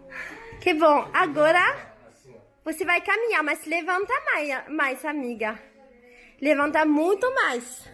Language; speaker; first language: Portuguese; non-native, learner; French